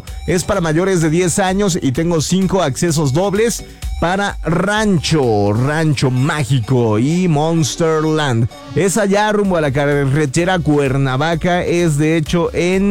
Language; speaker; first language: Spanish; native; Spanish